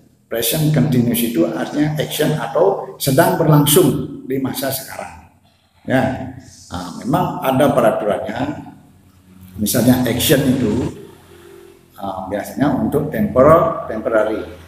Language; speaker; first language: Indonesian; non-native, local second language; Balinese